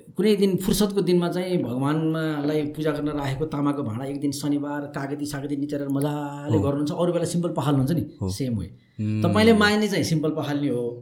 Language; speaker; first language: Nepali; native; Nepali